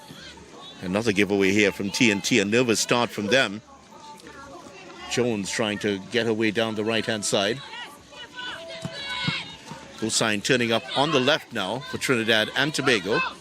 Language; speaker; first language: English; native; English